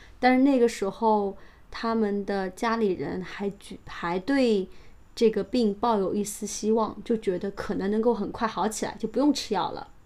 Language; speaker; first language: Chinese; native; Chinese